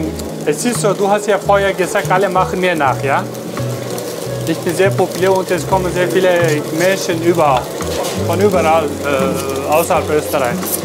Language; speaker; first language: German; non-native, fluent; Turkish